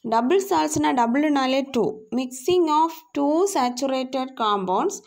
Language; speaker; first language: English; non-native, local second language; Tamil